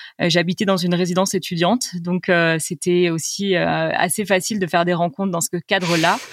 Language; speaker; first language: French; native; French